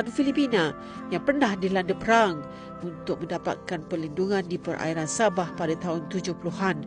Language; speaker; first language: Malay; native; Malay